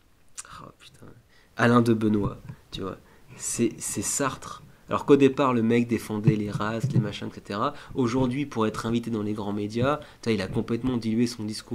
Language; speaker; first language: French; native; French